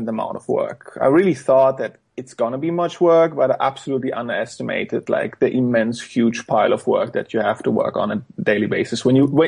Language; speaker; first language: English; non-native, fluent; German